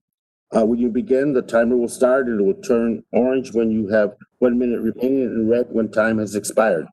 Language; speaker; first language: English; native; English